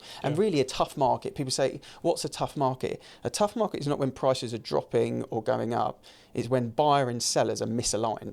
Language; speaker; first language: English; native; English